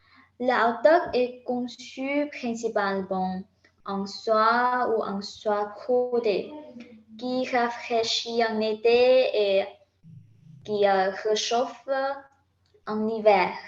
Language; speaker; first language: French; non-native, learner; Vietnamese